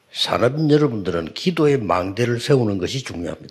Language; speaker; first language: Korean; native; Korean